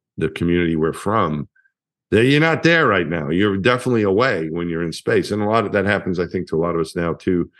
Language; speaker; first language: English; native; English